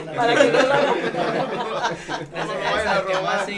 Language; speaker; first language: Spanish; non-native, local second language; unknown